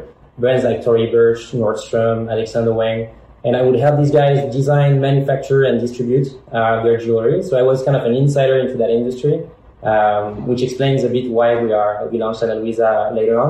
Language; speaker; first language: English; non-native, fluent; French